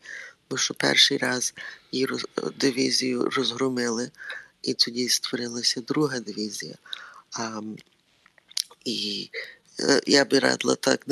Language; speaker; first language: Ukrainian; early bilingual, heritage; Ukrainian